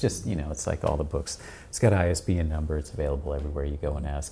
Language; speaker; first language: English; native; English